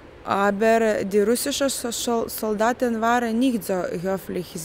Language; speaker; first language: German; non-native, fluent; Lithuanian